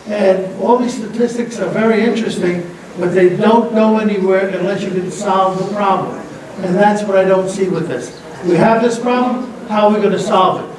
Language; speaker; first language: English; non-native, fluent; Greek